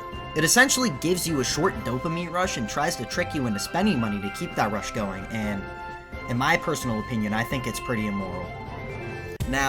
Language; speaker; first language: English; native; English